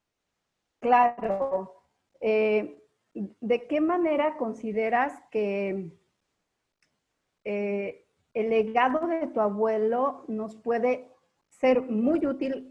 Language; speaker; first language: Spanish; native; Spanish